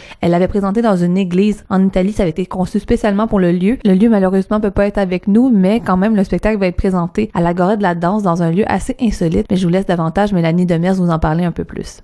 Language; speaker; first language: French; native; French